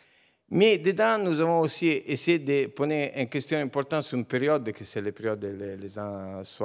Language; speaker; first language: French; non-native, learner; Italian